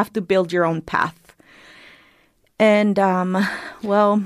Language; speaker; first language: English; early bilingual, other home language; Spanish